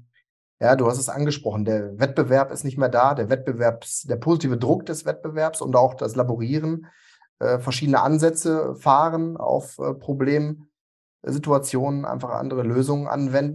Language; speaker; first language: German; native; German